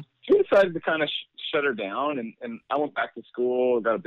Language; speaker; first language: English; native; English